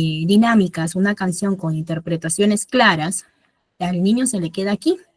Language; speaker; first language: Spanish; native; Spanish